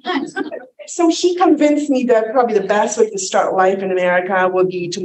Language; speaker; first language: English; non-native, fluent; Polish